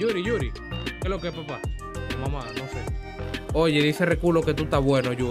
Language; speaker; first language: Spanish; native; Spanish